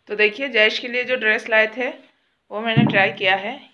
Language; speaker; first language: Hindi; non-native, local second language; Bangla